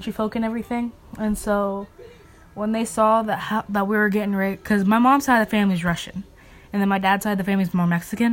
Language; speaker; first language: English; native; English